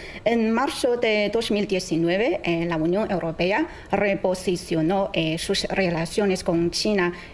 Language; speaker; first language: Spanish; non-native, fluent; Chinese